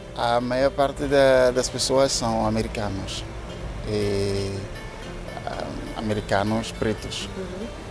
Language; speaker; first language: Portuguese; non-native, learner; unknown